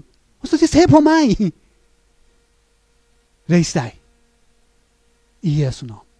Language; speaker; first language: Norwegian; non-native, fluent; Persian